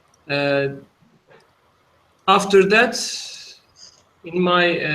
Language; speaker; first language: English; non-native, learner; Turkish